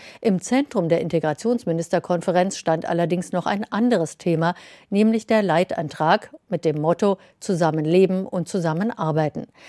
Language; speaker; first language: German; native; German